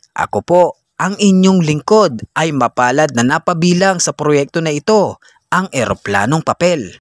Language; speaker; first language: Filipino; native; Filipino